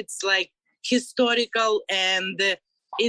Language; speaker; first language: English; non-native, learner; Ukrainian